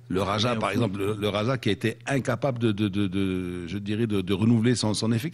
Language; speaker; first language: French; non-native, local second language; Arabic